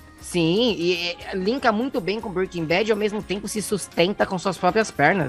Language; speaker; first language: Portuguese; native; Portuguese